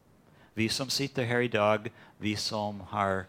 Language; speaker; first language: Swedish; non-native, fluent; English